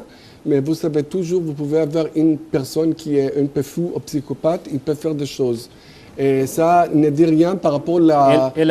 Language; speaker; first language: French; non-native, fluent; Hebrew